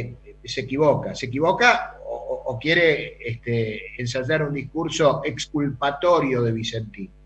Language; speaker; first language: Spanish; native; Spanish